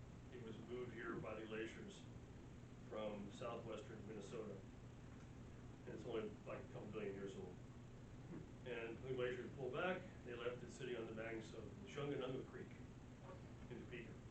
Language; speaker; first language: English; native; English